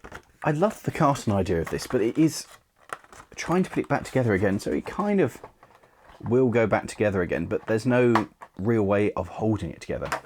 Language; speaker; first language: English; native; English